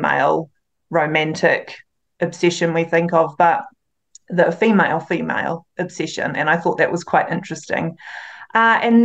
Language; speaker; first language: English; native; English